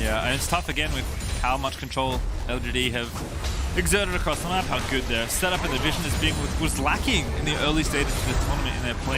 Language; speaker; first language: English; native; English